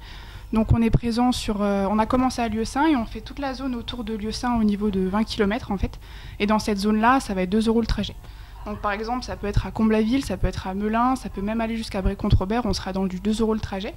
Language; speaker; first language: French; native; French